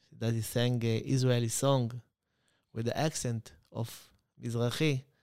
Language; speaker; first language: English; non-native, learner; Hebrew